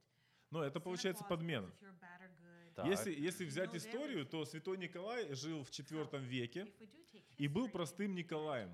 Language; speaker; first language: Russian; native; Russian